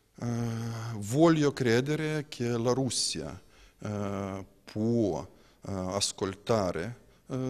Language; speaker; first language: Italian; non-native, learner; Ukrainian